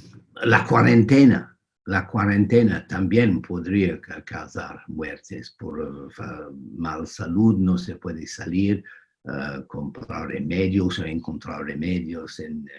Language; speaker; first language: Spanish; non-native, fluent; English